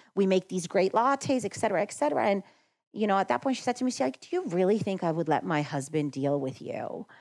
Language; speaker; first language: English; early bilingual, other home language; Macedonian